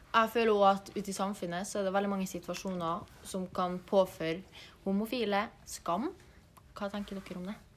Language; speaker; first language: Norwegian; native; Norwegian